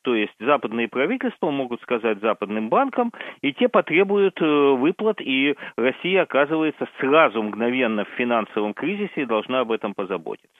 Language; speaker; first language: Russian; native; Russian